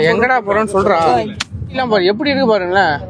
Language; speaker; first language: Tamil; native; Tamil